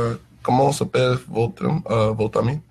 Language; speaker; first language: French; non-native, learner; English